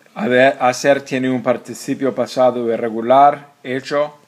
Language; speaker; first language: Spanish; non-native, fluent; English